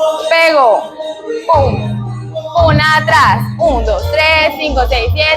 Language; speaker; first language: Spanish; native; Spanish